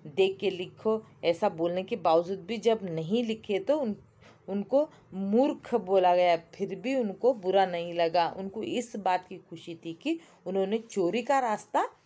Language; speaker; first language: Hindi; non-native, local second language; Kannada